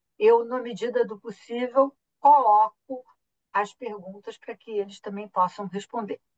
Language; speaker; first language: Portuguese; native; Portuguese